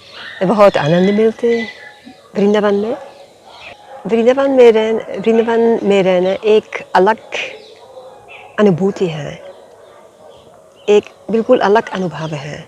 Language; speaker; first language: Hindi; non-native, fluent; Dutch